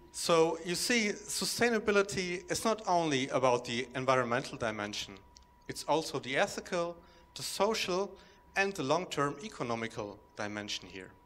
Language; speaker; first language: English; non-native, fluent; German